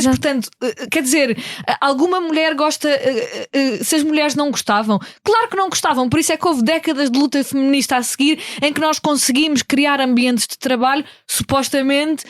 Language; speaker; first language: Portuguese; native; Portuguese